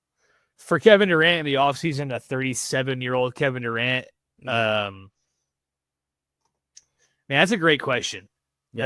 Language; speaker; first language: English; native; English